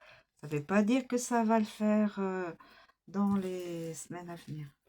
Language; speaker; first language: French; native; French